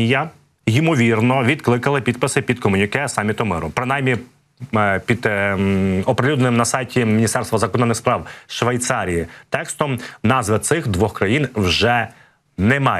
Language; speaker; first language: Ukrainian; native; Ukrainian